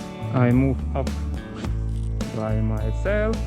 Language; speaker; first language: English; non-native, learner; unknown